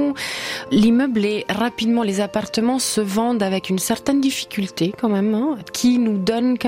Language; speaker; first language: French; native; French